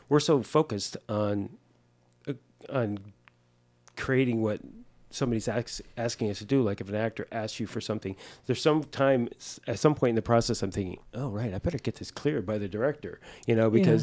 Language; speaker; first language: English; native; English